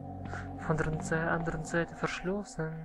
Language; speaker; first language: German; native; German